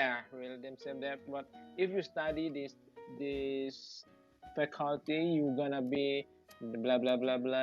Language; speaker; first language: English; non-native, learner; Thai